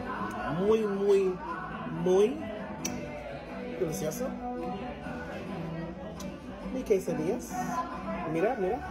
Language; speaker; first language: Spanish; non-native, learner; English